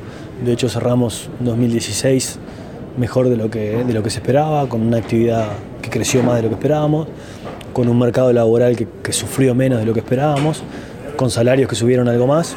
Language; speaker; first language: Spanish; native; Spanish